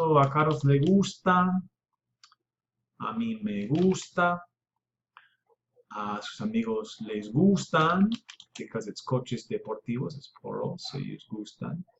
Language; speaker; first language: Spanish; non-native, fluent; English